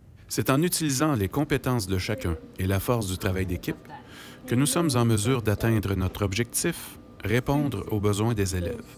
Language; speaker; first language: French; native; French